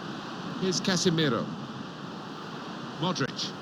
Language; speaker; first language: English; native; English